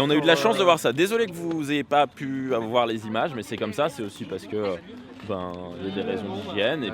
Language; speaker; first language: French; native; French